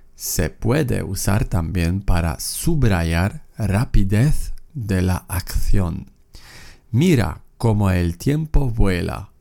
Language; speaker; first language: Spanish; non-native, fluent; Polish